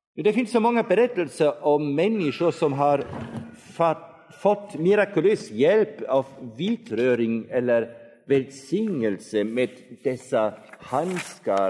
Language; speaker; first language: Swedish; non-native, fluent; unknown